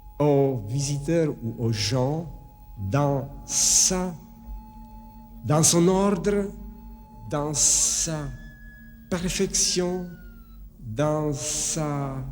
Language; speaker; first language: French; non-native, fluent; Czech